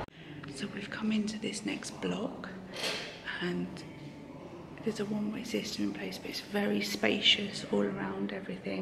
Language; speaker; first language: English; native; English